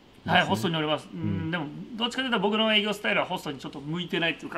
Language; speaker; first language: Japanese; native; Japanese